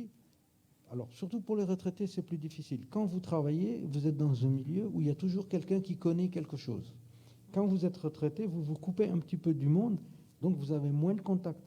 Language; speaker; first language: French; native; French